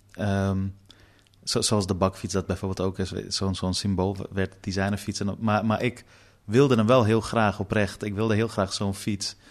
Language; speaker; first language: Dutch; early bilingual, other home language; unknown